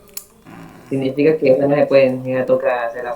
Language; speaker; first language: Spanish; native; Spanish